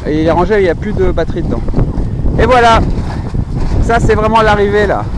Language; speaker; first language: French; native; French